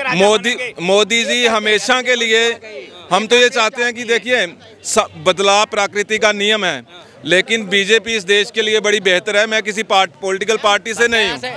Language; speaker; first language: Hindi; native; Hindi